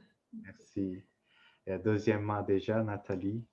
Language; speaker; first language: French; non-native, fluent; Vietnamese